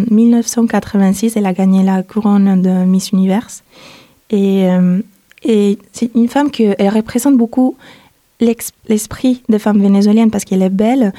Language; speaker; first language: French; non-native, fluent; Spanish